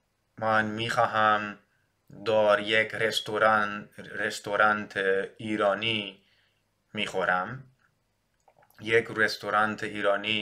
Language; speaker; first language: Persian; non-native, learner; Dutch